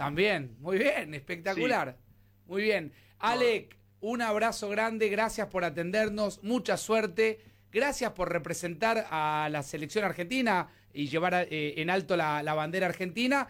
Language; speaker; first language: Spanish; native; Spanish